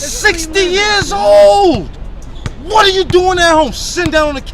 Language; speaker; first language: English; native; English